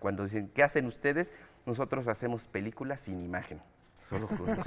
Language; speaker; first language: Spanish; native; Spanish